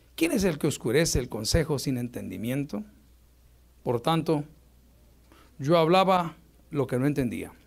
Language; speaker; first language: Spanish; native; Spanish